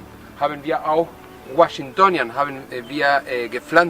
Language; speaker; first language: German; non-native, fluent; Spanish